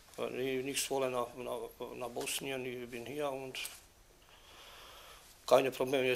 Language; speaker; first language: German; non-native, learner; Bosnian